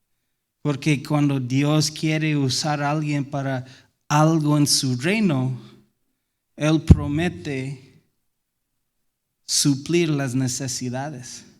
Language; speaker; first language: Spanish; non-native, fluent; English